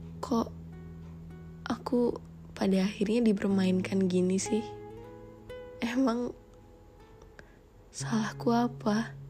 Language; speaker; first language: Indonesian; native; Indonesian